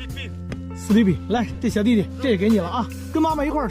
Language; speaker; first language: Chinese; native; Chinese